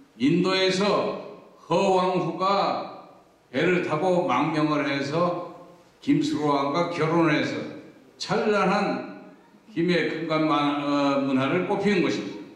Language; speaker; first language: Korean; native; Korean